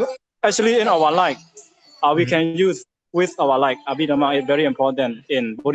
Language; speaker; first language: English; non-native, learner; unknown